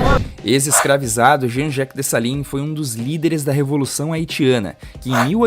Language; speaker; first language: Portuguese; native; Portuguese